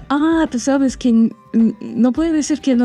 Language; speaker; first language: Spanish; non-native, learner; Armenian